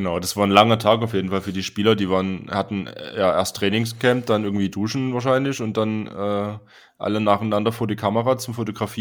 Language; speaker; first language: German; native; German